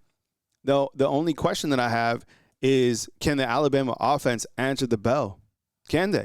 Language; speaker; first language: English; native; English